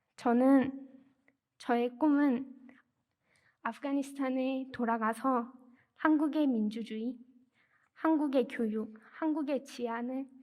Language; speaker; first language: Korean; non-native, fluent; Persian